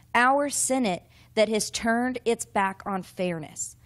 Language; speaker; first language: English; native; English